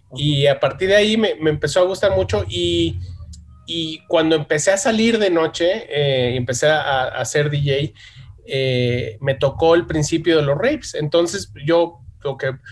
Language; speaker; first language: Spanish; native; Spanish